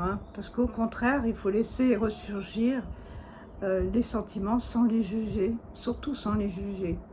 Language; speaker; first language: French; native; French